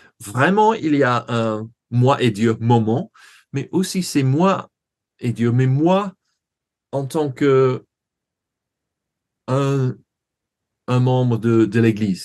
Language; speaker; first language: French; non-native, fluent; English